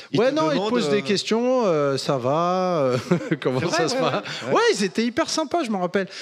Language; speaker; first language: French; native; French